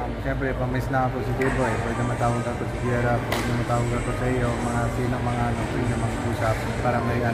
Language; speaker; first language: Filipino; non-native, learner; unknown